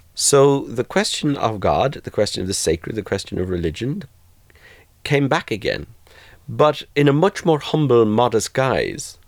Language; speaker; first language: English; native; English